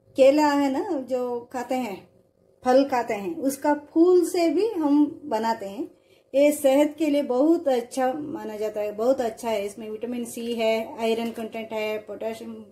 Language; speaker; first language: Hindi; non-native, local second language; Kannada